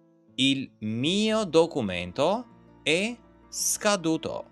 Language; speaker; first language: Italian; non-native, fluent; Albanian